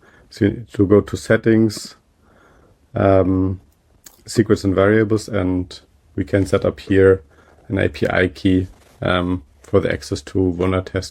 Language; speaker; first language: English; non-native, fluent; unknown